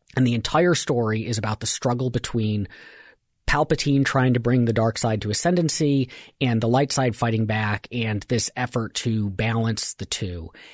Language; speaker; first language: English; native; English